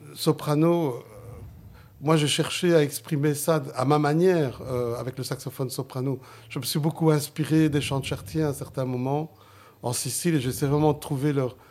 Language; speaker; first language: French; non-native, fluent; Sicilian